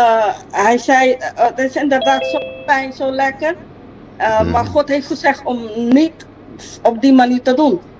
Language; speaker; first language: Dutch; non-native, local second language; Papiamento